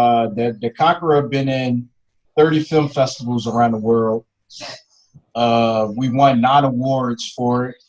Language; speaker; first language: English; native; English